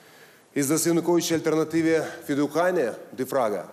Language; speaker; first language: German; non-native, learner; Russian